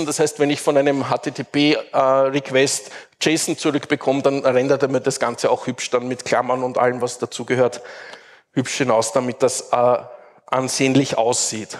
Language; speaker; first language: German; native; German